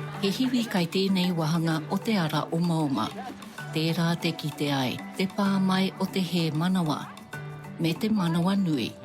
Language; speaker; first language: Māori; native; Māori